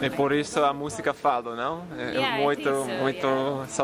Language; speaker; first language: Portuguese; non-native, learner; English